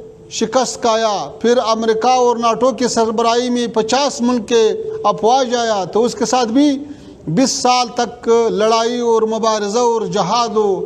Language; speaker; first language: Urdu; non-native, fluent; Pashto